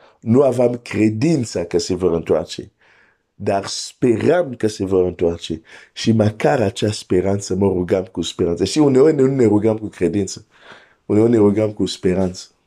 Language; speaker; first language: Romanian; non-native, fluent; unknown